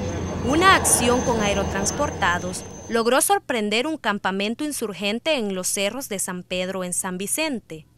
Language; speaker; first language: Spanish; native; Spanish